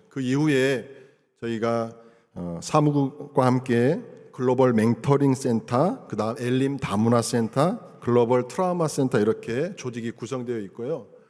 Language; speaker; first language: Korean; native; Korean